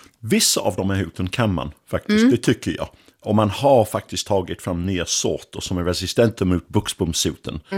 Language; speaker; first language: Swedish; non-native, fluent; English